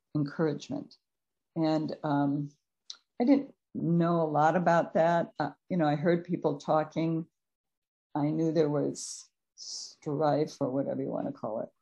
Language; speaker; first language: English; native; English